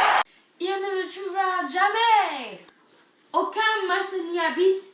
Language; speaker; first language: French; non-native, learner; English